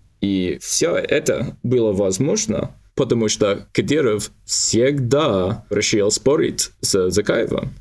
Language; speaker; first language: Russian; non-native, learner; English